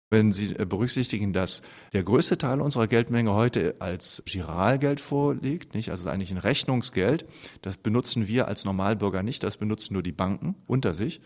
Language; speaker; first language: German; native; German